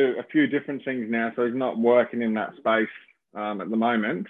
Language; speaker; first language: English; native; English